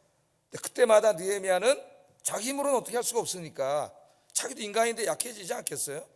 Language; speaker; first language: Korean; native; Korean